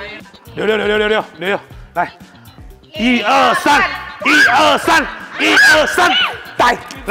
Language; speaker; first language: Chinese; native; Chinese